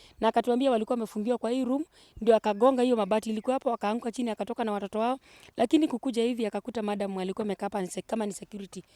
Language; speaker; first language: Swahili; native; Swahili